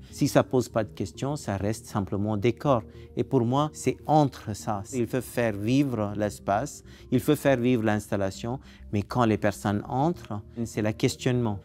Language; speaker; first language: French; non-native, fluent; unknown